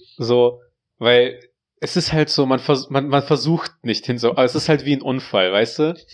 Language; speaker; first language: German; early bilingual, other home language; Russian